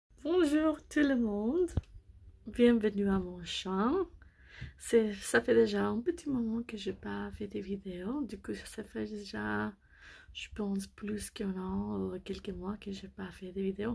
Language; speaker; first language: French; non-native, learner; English